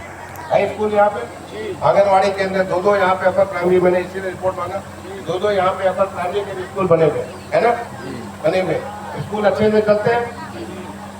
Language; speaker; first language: Hindi; native; Hindi